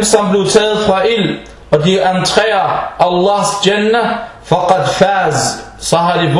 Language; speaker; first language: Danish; early bilingual, other home language; Arabic